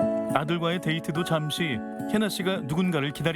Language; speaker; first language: Korean; native; Korean